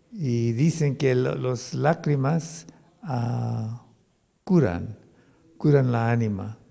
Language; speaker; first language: Spanish; non-native, fluent; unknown